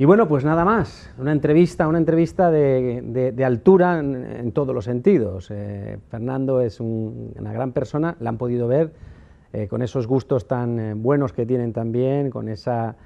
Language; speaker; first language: Spanish; native; Spanish